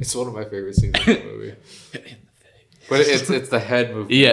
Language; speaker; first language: English; native; English